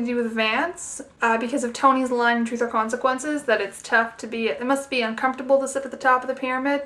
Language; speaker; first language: English; native; English